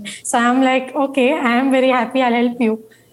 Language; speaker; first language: English; non-native, local second language; Marathi